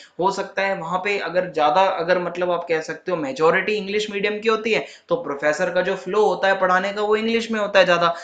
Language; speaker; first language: Hindi; native; Hindi